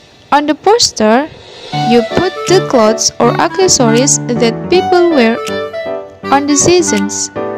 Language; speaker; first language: English; non-native, fluent; Indonesian